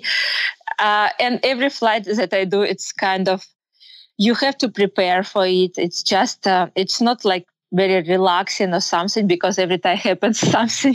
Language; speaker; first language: English; non-native, learner; Russian